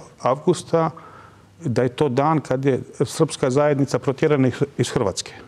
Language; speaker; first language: Serbian; non-native, local second language; Albanian